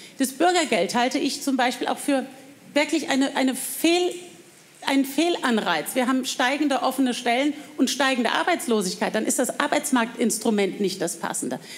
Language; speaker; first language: German; native; German